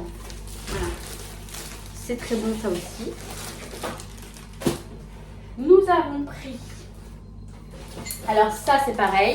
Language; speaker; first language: French; native; French